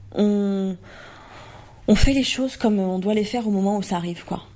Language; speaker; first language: French; native; French